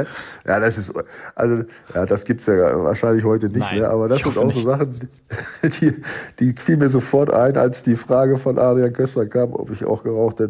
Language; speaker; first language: German; native; German